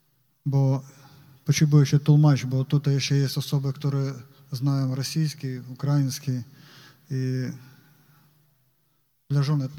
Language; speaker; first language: Polish; non-native, learner; Ukrainian